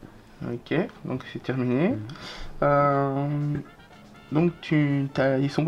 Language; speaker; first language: French; native; French